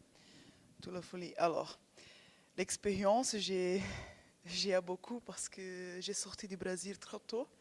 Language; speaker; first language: French; non-native, fluent; Portuguese